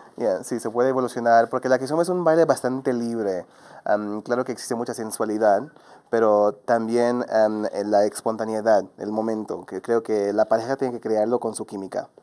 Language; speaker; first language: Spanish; non-native, fluent; Portuguese